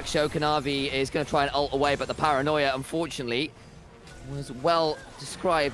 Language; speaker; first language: English; native; English